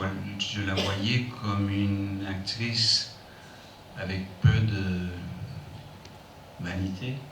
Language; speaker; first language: French; non-native, fluent; English